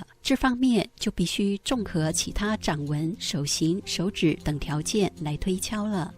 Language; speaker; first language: Chinese; native; Chinese